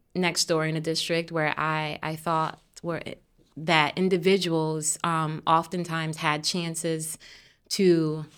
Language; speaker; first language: English; native; English